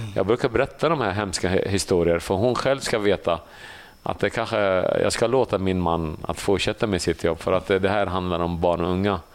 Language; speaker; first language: Swedish; early bilingual, other home language; Assyrian Neo-Aramaic